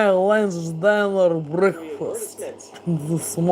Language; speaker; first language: English; non-native, learner; Russian